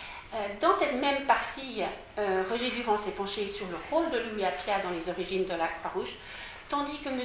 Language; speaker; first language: French; native; French